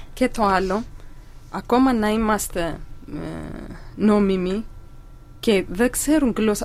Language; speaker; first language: Greek; non-native, learner; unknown